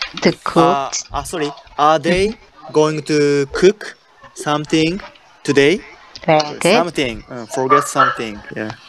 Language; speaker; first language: English; non-native, learner; Japanese